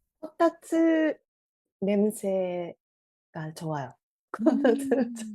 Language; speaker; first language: Korean; non-native, fluent; Japanese